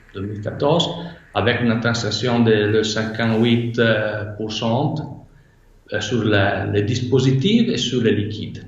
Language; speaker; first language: French; non-native, fluent; Italian